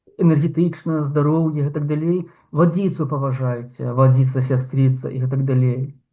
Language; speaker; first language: Belarusian; non-native, local second language; Russian